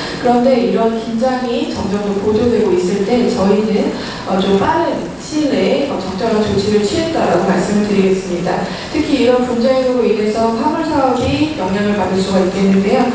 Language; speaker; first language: Korean; native; Korean